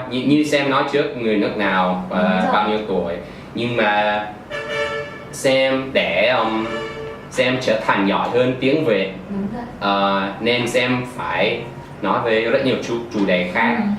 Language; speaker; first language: Vietnamese; non-native, fluent; English